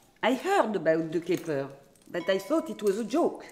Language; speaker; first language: English; non-native, fluent; French